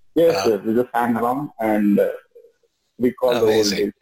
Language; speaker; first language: English; non-native, local second language; Kannada